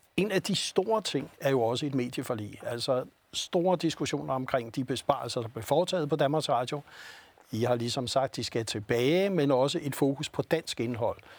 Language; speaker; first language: Danish; native; Danish